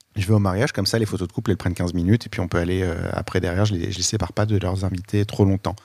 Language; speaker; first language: French; native; French